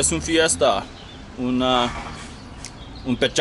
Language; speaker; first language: Spanish; non-native, learner; English